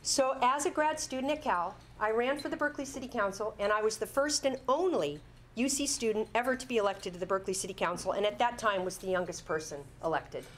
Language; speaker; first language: English; native; English